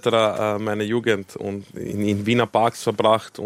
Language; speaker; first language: German; early bilingual, other home language; Croatian